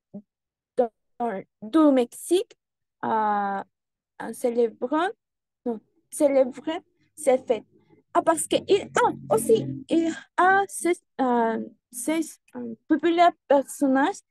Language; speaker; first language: French; non-native, learner; Spanish